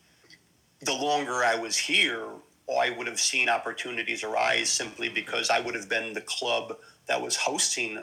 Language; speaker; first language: English; native; English